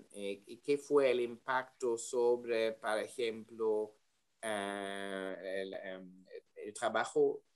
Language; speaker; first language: Spanish; non-native, learner; German